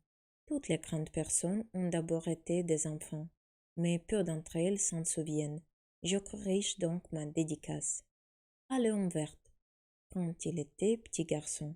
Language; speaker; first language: French; non-native, fluent; Ukrainian